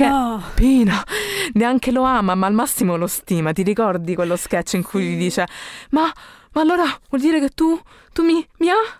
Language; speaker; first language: Italian; native; Italian